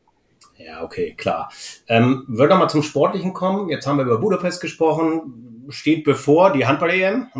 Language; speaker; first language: German; native; German